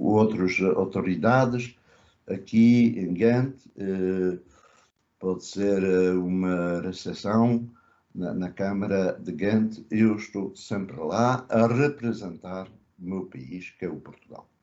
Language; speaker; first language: Portuguese; early bilingual, other home language; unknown